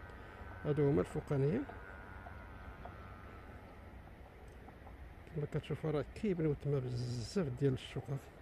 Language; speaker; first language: Arabic; native; Arabic